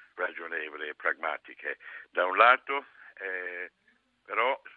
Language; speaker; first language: Italian; non-native, fluent; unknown